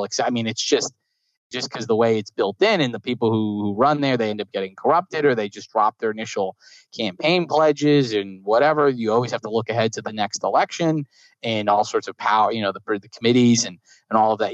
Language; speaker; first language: English; native; English